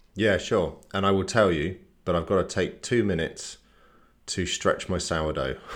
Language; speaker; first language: English; native; English